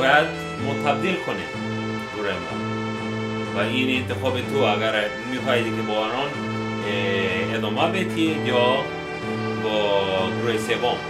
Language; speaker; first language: Persian; non-native, learner; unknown